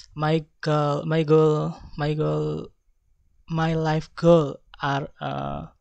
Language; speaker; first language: English; non-native, learner; Indonesian